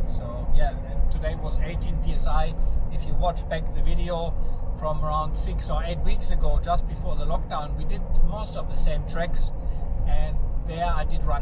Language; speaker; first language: English; native; English